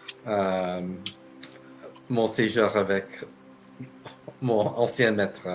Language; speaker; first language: French; non-native, fluent; English